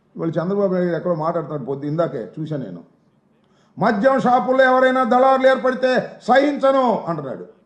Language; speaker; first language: Telugu; native; Telugu